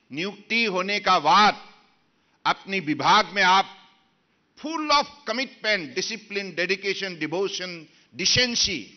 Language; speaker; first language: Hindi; non-native, local second language; Assamese